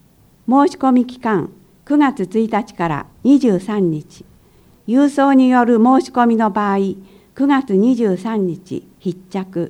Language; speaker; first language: Japanese; native; Japanese